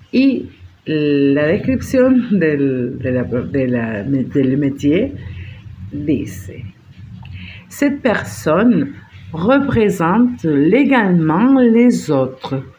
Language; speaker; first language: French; non-native, fluent; Spanish